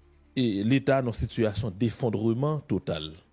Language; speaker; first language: French; non-native, local second language; Haitian Creole